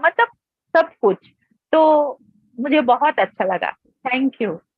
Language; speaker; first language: Hindi; non-native, local second language; Bangla